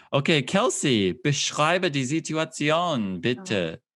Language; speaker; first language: German; non-native, fluent; English